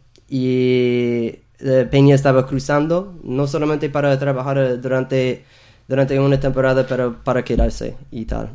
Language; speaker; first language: Spanish; non-native, fluent; English